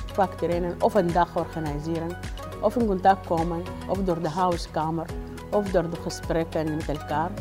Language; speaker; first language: Dutch; non-native, learner; Arabic